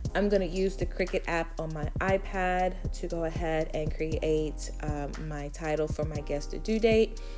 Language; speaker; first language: English; native; English